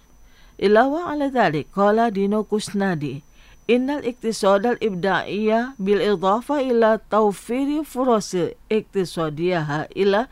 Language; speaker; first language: Arabic; non-native, fluent; Indonesian